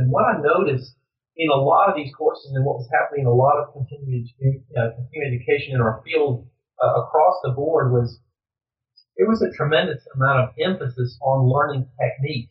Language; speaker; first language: English; native; English